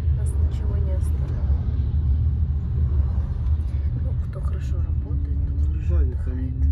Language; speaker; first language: Russian; native; Russian